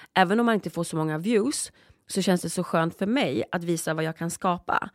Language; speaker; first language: Swedish; early bilingual, other home language; Polish